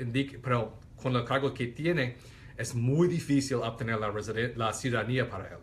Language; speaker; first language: Spanish; non-native, fluent; English